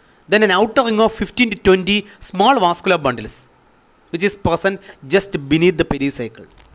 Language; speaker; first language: English; non-native, local second language; Malayalam